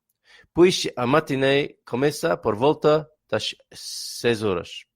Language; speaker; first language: Portuguese; non-native, learner; English